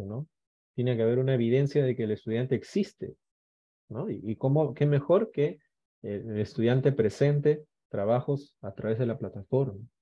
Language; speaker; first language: Spanish; native; Spanish